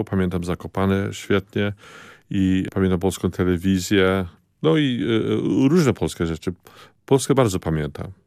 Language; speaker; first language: Polish; early bilingual, heritage; Polish